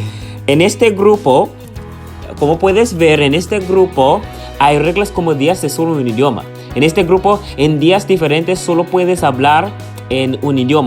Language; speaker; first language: Spanish; non-native, learner; English